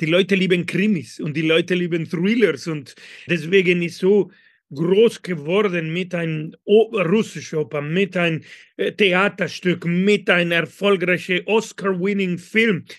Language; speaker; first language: German; non-native, fluent; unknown